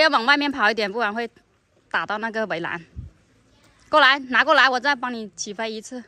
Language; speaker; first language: Chinese; native; Chinese